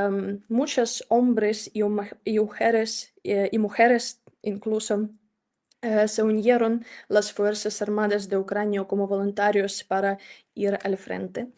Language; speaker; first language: Spanish; non-native, fluent; Ukrainian